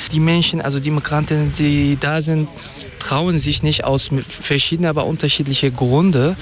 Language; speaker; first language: German; non-native, fluent; Kurdish